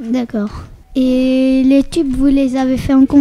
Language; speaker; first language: French; native; French